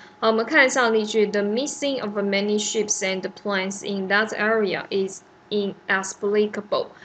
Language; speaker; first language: English; non-native, fluent; Chinese